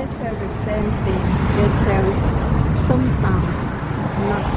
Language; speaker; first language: English; non-native, learner; Thai